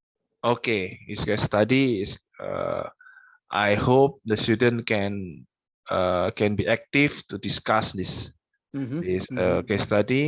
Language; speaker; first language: English; non-native, local second language; Indonesian